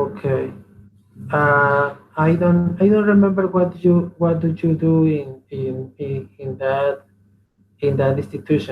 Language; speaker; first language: English; non-native, learner; Spanish